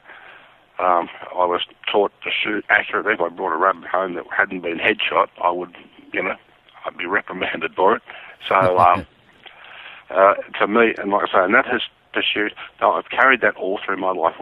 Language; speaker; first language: English; native; English